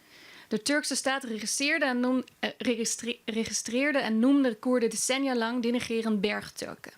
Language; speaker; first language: Dutch; early bilingual, other home language; Kurdish